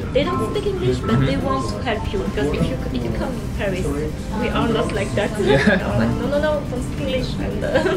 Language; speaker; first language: English; non-native, learner; French